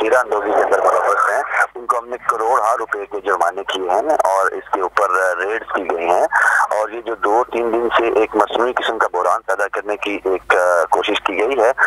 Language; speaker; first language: Urdu; non-native, local second language; Punjabi